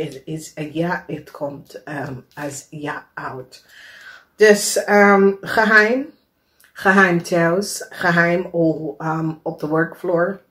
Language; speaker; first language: Dutch; non-native, learner; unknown